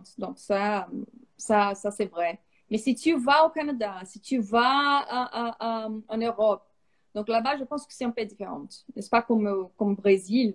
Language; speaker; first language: French; non-native, fluent; Portuguese